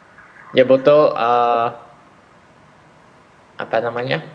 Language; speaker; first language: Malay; non-native, fluent; Japanese